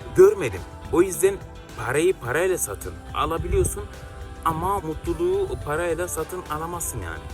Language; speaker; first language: Turkish; non-native, fluent; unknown